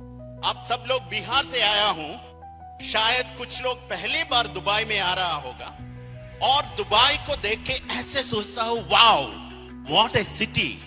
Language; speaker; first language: Hindi; non-native, fluent; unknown